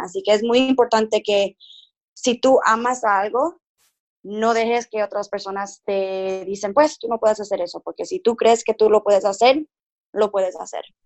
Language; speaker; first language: Spanish; early bilingual, heritage; Spanish